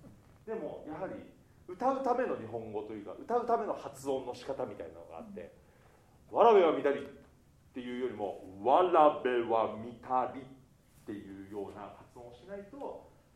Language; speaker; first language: Japanese; native; Japanese